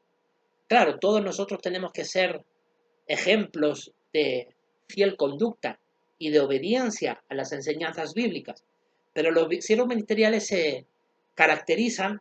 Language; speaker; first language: Spanish; native; Spanish